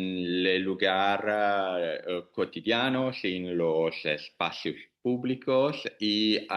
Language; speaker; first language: Spanish; non-native, learner; Italian